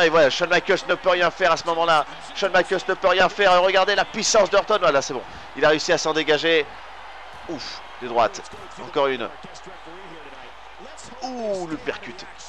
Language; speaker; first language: French; native; French